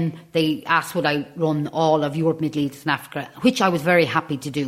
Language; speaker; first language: English; native; English